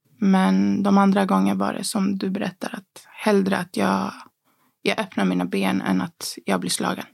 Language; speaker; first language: Swedish; early bilingual, other home language; Spanish